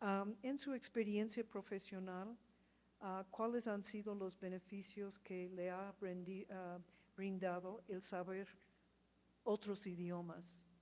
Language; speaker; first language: Spanish; non-native, fluent; English